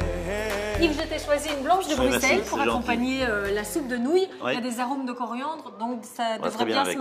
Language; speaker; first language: French; native; French